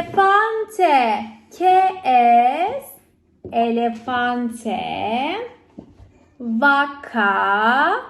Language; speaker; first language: Spanish; non-native, learner; Turkish